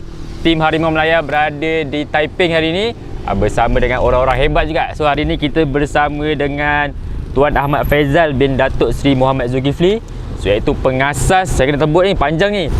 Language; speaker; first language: Malay; native; Malay